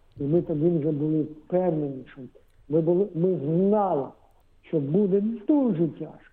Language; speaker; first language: Ukrainian; non-native, local second language; Russian